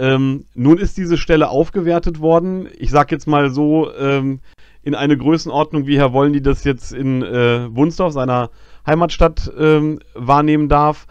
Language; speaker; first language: German; native; German